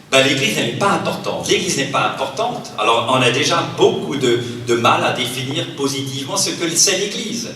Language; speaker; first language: French; non-native, fluent; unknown